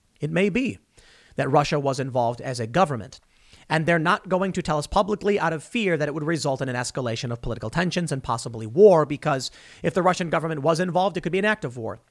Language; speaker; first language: English; native; English